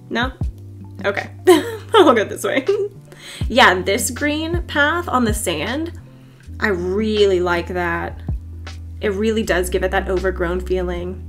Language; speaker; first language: English; native; English